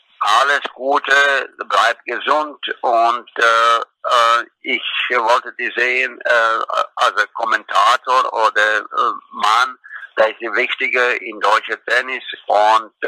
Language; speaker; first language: German; non-native, learner; Croatian